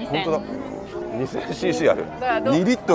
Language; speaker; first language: Japanese; native; Japanese